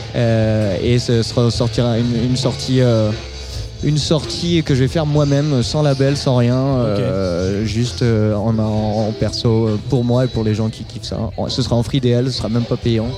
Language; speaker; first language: French; native; French